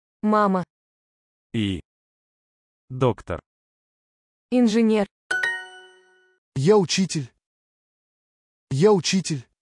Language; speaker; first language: Russian; non-native, learner; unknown